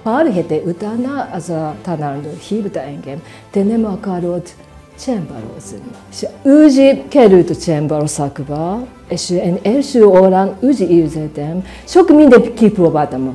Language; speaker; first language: Hungarian; non-native, learner; Japanese